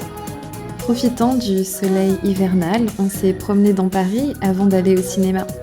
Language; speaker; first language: French; native; French